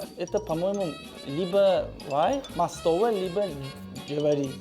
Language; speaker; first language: Russian; non-native, local second language; Tajik